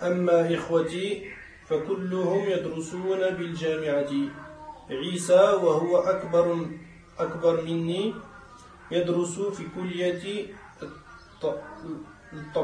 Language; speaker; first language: Arabic; non-native, learner; French